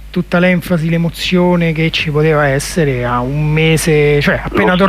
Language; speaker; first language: Italian; native; Italian